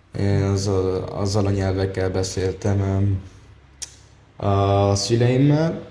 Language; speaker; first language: Hungarian; early bilingual, heritage; German